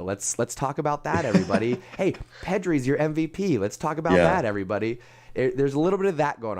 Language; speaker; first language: English; native; English